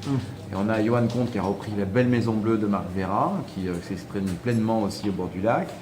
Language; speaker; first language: French; native; French